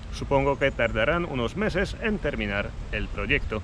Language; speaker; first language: Spanish; non-native, fluent; Polish